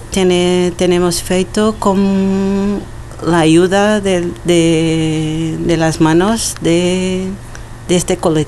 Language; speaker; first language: Spanish; non-native, learner; Portuguese